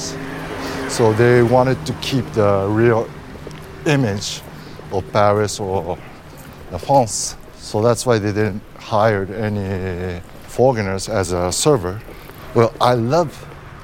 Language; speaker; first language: English; non-native, fluent; Japanese